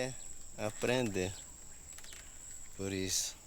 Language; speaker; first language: Portuguese; non-native, local second language; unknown